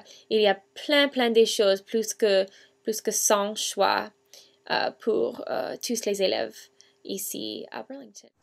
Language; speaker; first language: French; non-native, learner; English